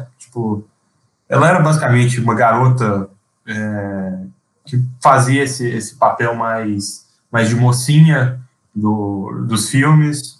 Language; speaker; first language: Portuguese; native; Portuguese